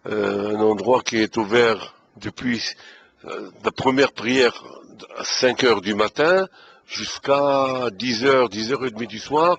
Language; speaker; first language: French; non-native, fluent; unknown